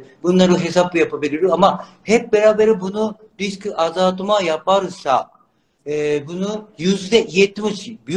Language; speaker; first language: Turkish; non-native, learner; Japanese